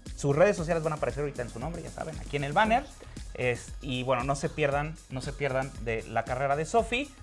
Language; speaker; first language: Spanish; native; Spanish